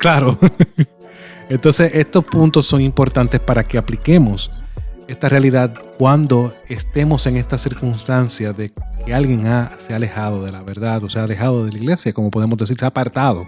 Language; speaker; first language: Spanish; native; Spanish